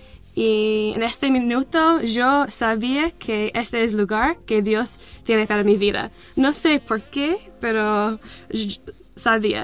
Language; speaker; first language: Spanish; non-native, learner; English